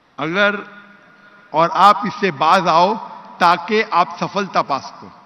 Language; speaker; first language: Urdu; non-native, local second language; Konkani